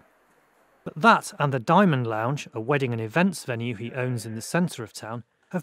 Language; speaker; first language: English; native; English